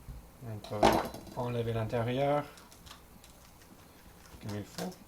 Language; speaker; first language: French; non-native, learner; English